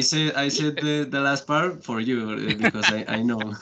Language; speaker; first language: English; non-native, learner; Spanish